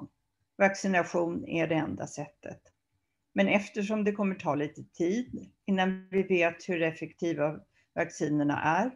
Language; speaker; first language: Swedish; native; Swedish